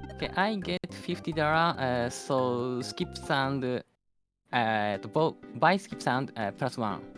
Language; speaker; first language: English; non-native, learner; Japanese